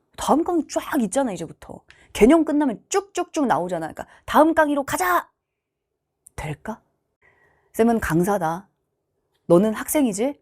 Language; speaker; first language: Korean; native; Korean